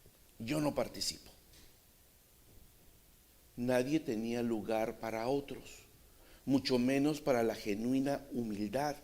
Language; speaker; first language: Spanish; native; Spanish